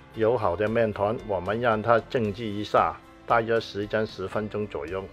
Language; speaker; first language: Chinese; non-native, local second language; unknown